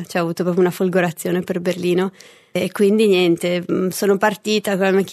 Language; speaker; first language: Italian; native; Italian